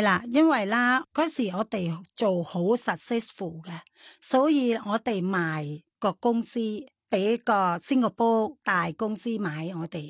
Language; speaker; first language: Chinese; non-native, fluent; Thai